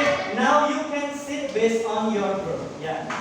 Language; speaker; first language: English; non-native, learner; Indonesian